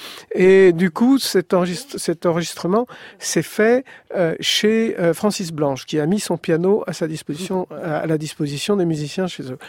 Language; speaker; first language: French; native; French